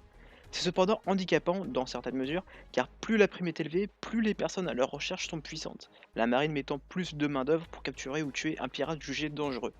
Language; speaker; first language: French; native; French